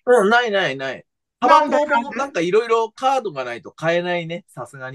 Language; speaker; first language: Japanese; native; Japanese